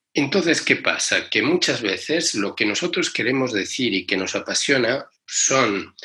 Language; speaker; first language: Spanish; native; Spanish